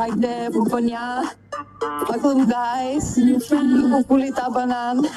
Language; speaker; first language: Indonesian; non-native, learner; Russian